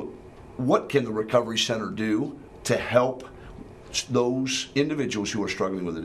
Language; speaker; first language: English; native; English